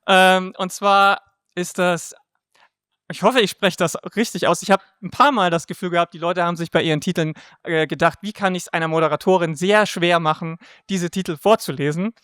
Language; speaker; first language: German; native; German